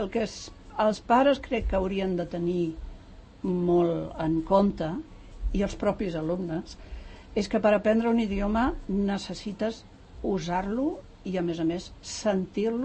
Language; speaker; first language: Catalan; native; Catalan